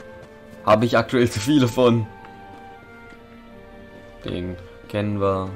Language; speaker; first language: German; native; German